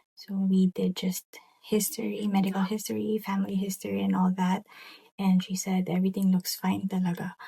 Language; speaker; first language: English; non-native, local second language; Filipino